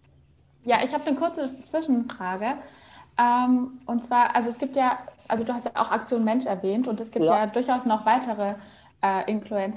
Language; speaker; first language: German; native; German